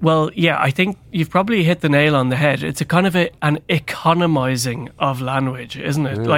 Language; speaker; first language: English; native; English